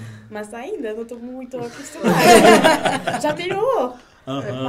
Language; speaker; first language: Portuguese; non-native, learner; French